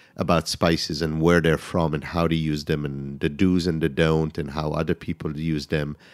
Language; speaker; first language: English; non-native, fluent; Hebrew